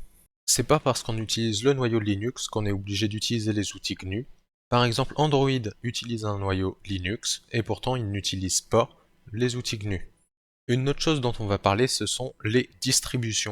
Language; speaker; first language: French; native; French